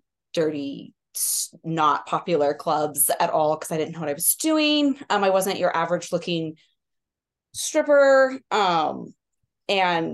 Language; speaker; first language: English; native; English